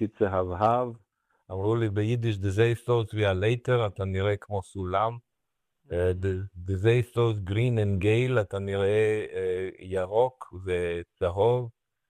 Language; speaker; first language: Hebrew; non-native, fluent; Romanian